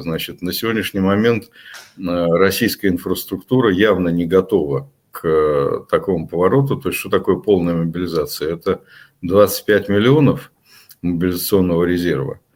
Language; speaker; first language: Russian; native; Russian